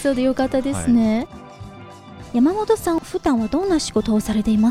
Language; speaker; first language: Japanese; non-native, fluent; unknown